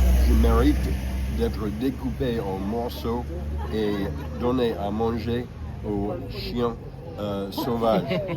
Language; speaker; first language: French; non-native, fluent; English